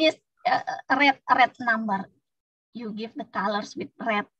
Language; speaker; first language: English; non-native, learner; Indonesian